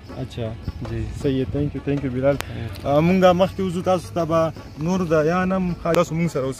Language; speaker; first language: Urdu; non-native, local second language; Pashto